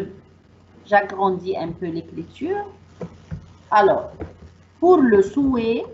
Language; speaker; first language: French; non-native, fluent; Arabic